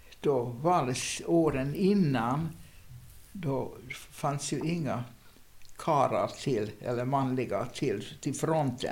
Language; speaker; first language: Swedish; non-native, fluent; Hungarian